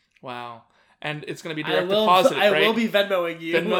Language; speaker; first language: English; native; English